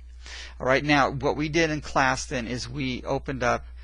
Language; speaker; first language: English; native; English